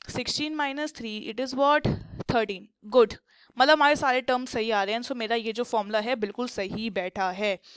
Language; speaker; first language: Hindi; native; Hindi